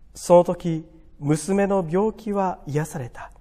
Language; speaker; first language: Japanese; native; Japanese